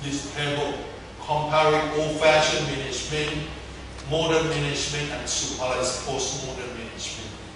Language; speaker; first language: English; non-native, fluent; Thai